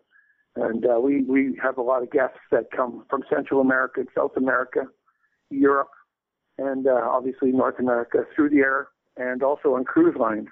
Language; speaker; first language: English; native; English